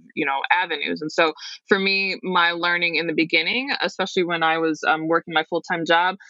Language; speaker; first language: English; native; English